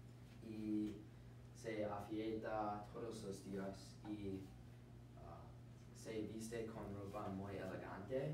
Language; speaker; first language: Spanish; non-native, learner; English